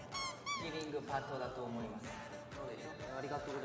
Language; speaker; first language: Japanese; non-native, learner; Korean